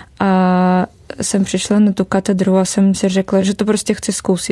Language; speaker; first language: Czech; non-native, fluent; Russian